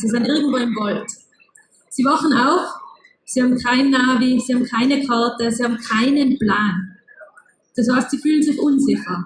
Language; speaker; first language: German; native; German